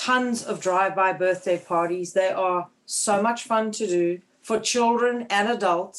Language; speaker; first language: English; native; English